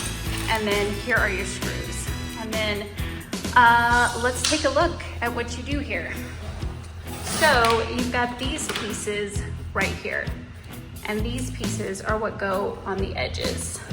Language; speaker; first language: English; native; English